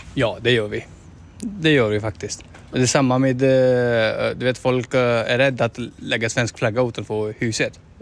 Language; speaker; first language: Swedish; non-native, fluent; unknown